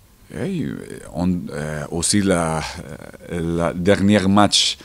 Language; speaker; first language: French; non-native, learner; Portuguese